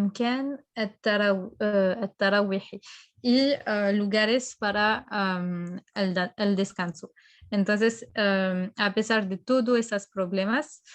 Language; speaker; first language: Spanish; non-native, fluent; French